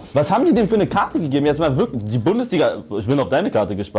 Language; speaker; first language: German; native; German